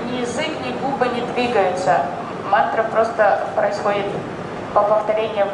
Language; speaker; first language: Russian; native; Russian